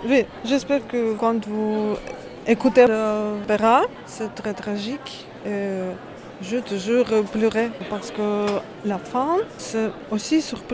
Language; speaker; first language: French; non-native, learner; Ukrainian